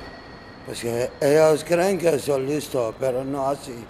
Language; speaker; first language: Spanish; non-native, learner; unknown